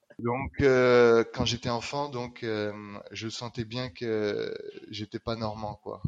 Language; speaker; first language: French; native; French